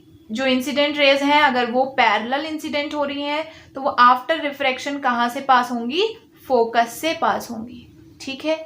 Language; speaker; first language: Hindi; native; Hindi